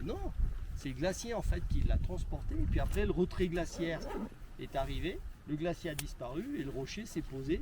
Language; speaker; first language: French; native; French